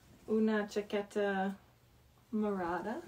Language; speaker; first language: Spanish; non-native, learner; English